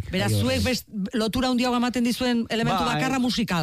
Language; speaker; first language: Basque; native; Basque